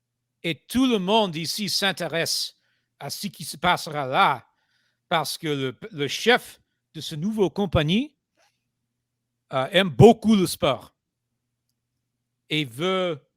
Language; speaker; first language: French; non-native, fluent; English